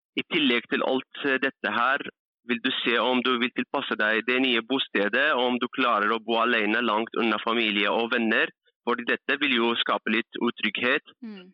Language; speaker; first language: Norwegian; early bilingual, other home language; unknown